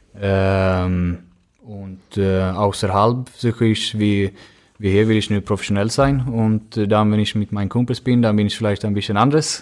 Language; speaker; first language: German; non-native, fluent; Swedish